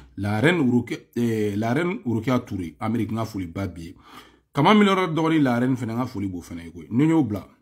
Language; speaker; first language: French; non-native, local second language; Bambara